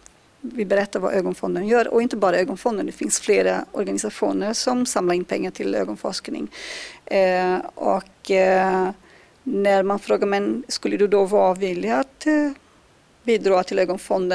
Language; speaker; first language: Swedish; non-native, fluent; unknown